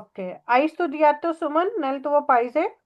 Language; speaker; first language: Italian; non-native, fluent; Urdu